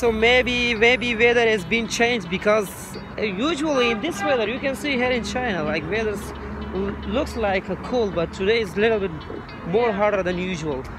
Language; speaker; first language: English; non-native, local second language; Urdu